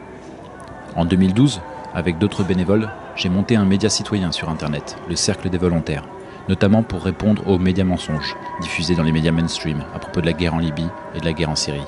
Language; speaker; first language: French; native; French